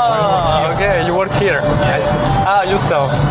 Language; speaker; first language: English; non-native, learner; French